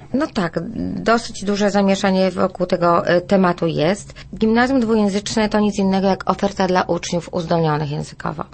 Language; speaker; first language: Polish; native; Polish